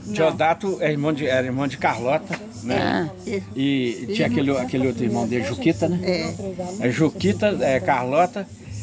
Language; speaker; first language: Portuguese; native; Portuguese